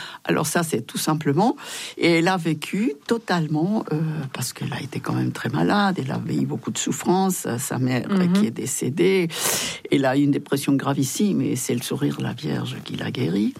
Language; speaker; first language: French; non-native, fluent; Spanish